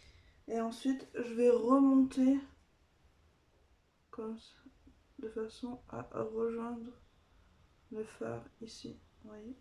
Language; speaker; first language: French; native; French